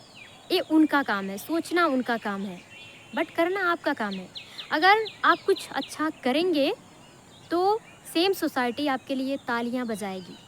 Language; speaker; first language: Hindi; non-native, local second language; Bhojpuri